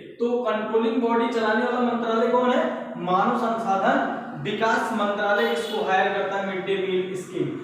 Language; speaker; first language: Hindi; native; Hindi